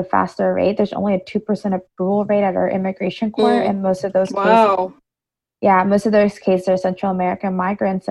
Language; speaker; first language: English; early bilingual, other home language; Spanish